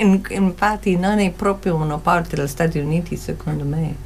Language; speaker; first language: Italian; non-native, learner; English